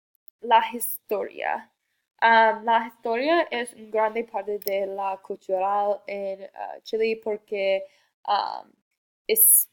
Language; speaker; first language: Spanish; non-native, learner; English